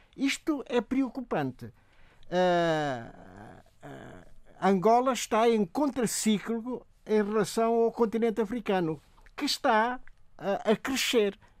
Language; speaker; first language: Portuguese; non-native, local second language; Upper Guinea Crioulo